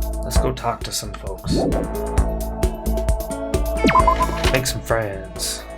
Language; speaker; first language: English; native; English